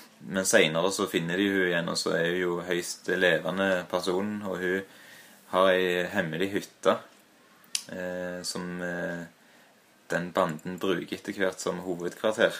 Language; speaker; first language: Norwegian; native; Norwegian